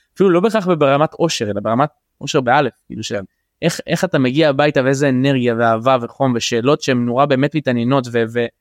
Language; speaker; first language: Hebrew; native; Hebrew